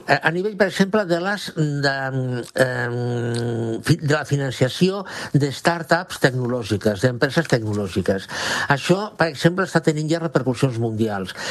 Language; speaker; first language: Catalan; non-native, local second language; Spanish